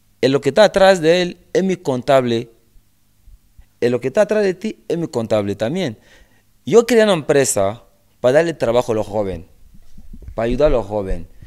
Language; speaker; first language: Spanish; non-native, learner; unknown